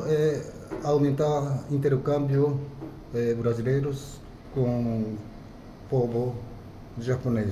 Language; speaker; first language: Portuguese; non-native, fluent; Japanese